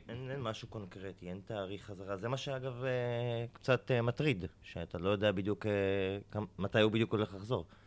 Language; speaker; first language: Hebrew; native; Hebrew